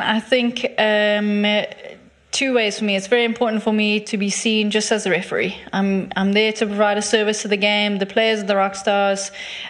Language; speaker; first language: English; native; English